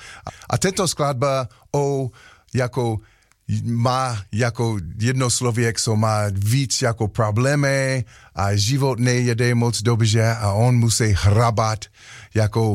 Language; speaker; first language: Slovak; non-native, learner; English